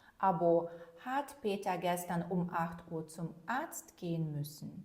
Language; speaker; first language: German; non-native, fluent; Ukrainian